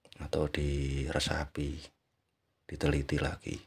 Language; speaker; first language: Indonesian; native; Indonesian